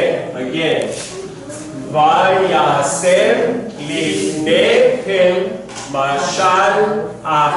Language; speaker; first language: Hebrew; non-native, fluent; English